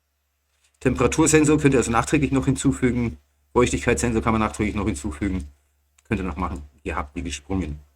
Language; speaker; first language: German; native; German